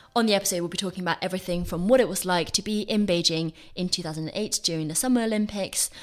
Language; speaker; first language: English; non-native, fluent; Chinese